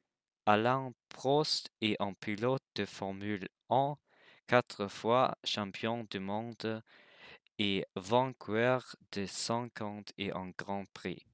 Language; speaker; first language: French; non-native, learner; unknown